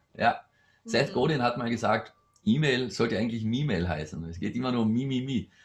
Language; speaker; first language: German; native; German